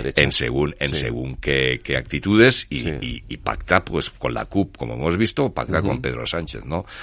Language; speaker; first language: Spanish; non-native, local second language; Catalan